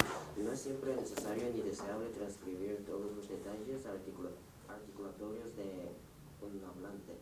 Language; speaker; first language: Spanish; non-native, learner; Korean